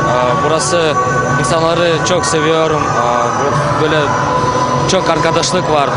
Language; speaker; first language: Turkish; non-native, learner; Kyrgyz